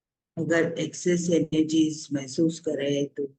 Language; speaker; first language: Hindi; native; Hindi